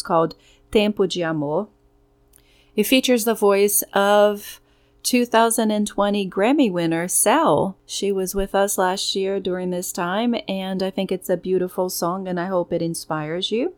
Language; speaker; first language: English; non-native, fluent; Portuguese